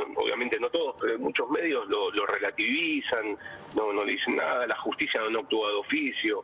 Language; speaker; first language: Spanish; native; Spanish